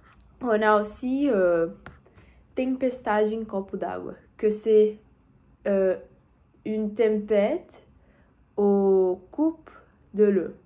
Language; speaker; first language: French; non-native, learner; Portuguese